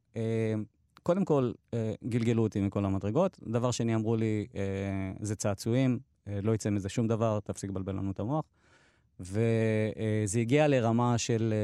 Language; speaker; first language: Hebrew; native; Hebrew